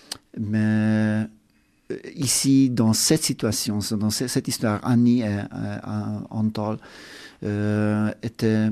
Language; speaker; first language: French; non-native, learner; Hungarian